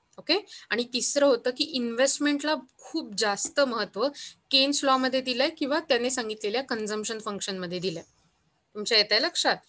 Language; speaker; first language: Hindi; non-native, local second language; Marathi